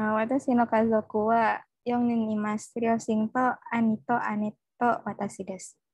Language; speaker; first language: Japanese; non-native, learner; Indonesian